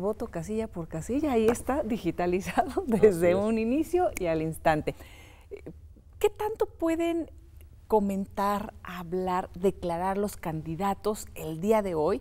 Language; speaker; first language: Spanish; native; Spanish